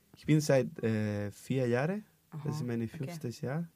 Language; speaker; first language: German; non-native, learner; Spanish